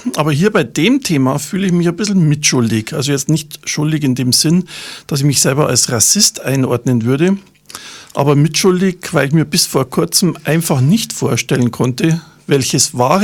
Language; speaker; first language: German; native; German